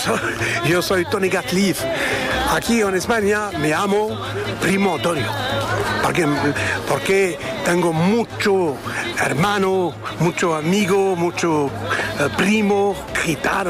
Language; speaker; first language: Spanish; non-native, learner; French